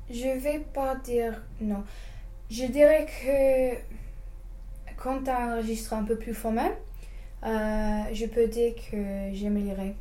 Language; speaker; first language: French; non-native, fluent; English